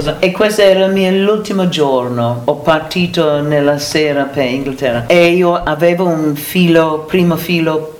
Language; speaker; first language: Italian; non-native, learner; English